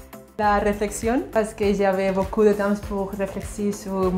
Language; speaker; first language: French; non-native, fluent; Spanish